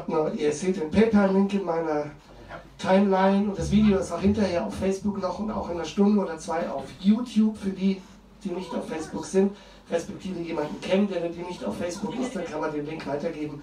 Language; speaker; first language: German; native; German